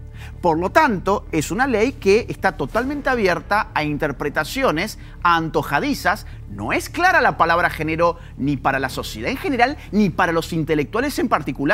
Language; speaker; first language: Spanish; native; Spanish